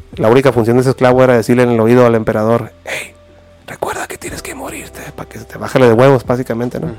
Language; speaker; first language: Spanish; native; Spanish